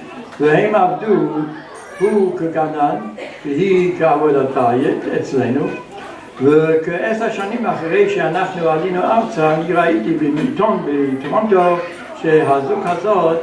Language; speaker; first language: Hebrew; non-native, fluent; German